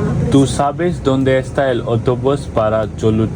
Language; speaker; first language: Spanish; non-native, learner; Hindi